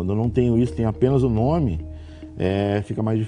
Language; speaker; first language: Portuguese; native; Portuguese